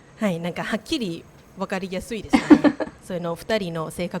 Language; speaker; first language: Japanese; non-native, learner; Thai